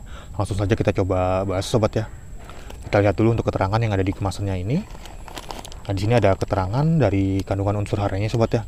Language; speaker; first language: Indonesian; native; Indonesian